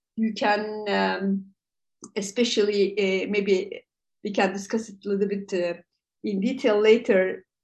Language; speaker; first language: English; non-native, fluent; Turkish